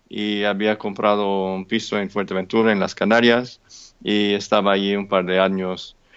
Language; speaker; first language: Spanish; non-native, fluent; English